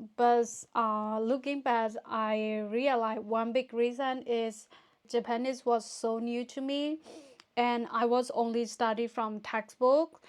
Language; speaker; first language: English; non-native, fluent; Burmese